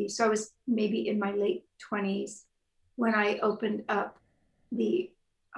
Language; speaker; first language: English; native; English